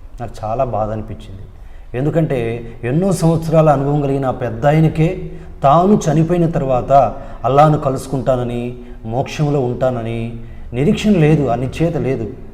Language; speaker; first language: Telugu; non-native, local second language; Urdu